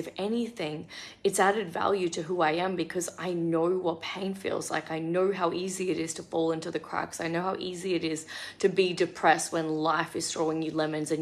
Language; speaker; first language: English; native; English